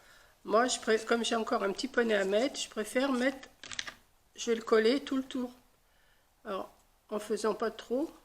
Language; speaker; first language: French; native; French